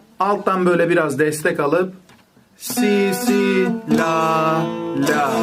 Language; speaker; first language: Turkish; native; Turkish